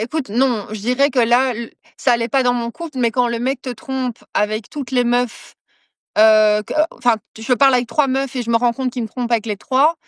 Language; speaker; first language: French; native; French